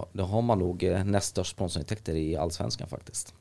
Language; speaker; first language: Swedish; early bilingual, other home language; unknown